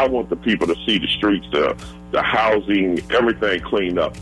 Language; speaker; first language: English; native; English